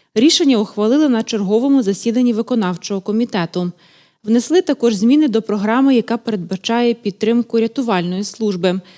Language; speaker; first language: Ukrainian; native; Ukrainian